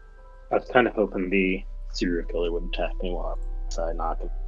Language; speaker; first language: English; native; English